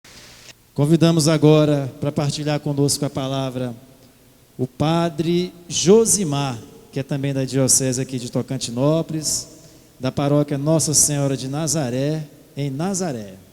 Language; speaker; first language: Portuguese; native; Portuguese